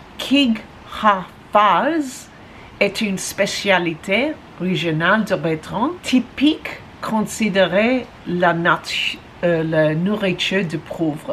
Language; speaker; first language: French; non-native, learner; English